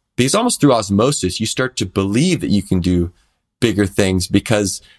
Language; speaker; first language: English; native; English